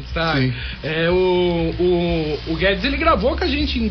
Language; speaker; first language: Portuguese; native; Portuguese